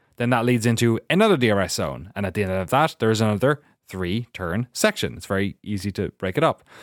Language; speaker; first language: English; native; English